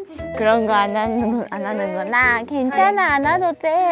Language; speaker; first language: Korean; non-native, fluent; Japanese